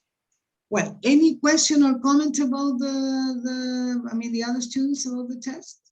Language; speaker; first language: English; non-native, fluent; Spanish